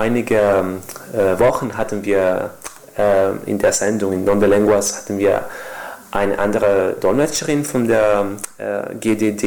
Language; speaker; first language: German; non-native, learner; Spanish